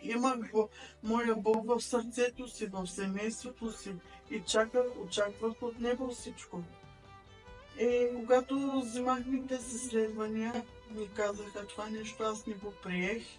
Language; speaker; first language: Bulgarian; non-native, local second language; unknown